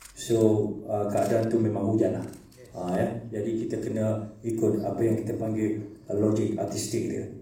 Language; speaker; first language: Malay; native; Malay